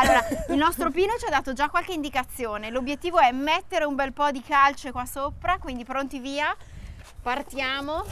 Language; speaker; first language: Italian; native; Italian